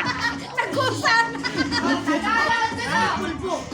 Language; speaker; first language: Filipino; non-native, local second language; Cebuano